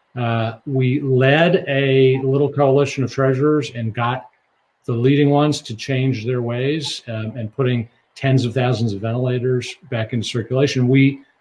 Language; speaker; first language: English; native; English